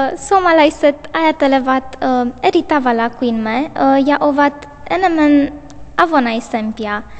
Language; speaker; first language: Finnish; non-native, learner; Romanian